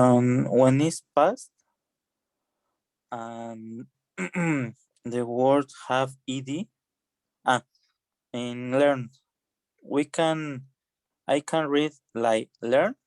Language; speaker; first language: English; non-native, learner; Spanish